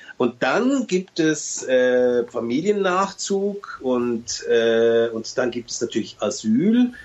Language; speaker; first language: German; early bilingual, other home language; Turkish